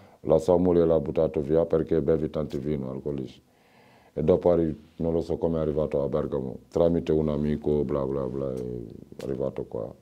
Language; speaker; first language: Italian; non-native, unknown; Wolof